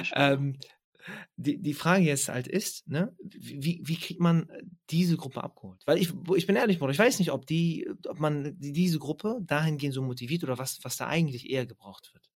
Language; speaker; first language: German; early bilingual, other home language; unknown